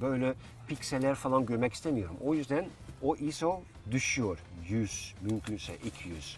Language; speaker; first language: Turkish; non-native, fluent; Dutch